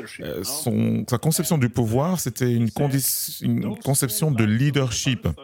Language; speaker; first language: French; non-native, fluent; Slovenian